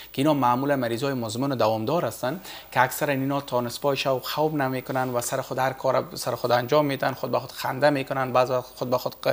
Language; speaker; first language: Persian; native; Persian